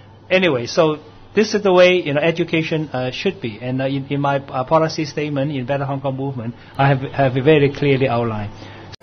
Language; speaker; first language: English; non-native, local second language; Cantonese